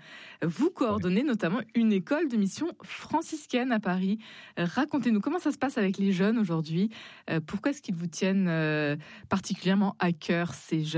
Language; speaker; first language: French; native; French